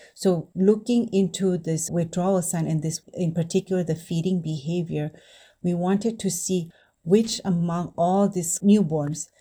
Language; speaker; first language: English; non-native, fluent; Indonesian